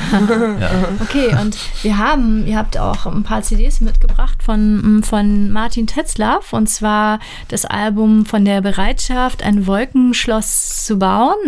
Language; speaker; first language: German; native; German